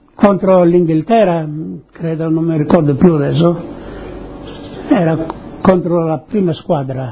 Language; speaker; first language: Italian; non-native, local second language; Friulian